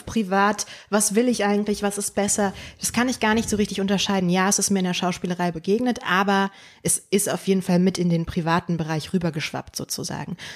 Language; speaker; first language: German; early bilingual, other home language; Polish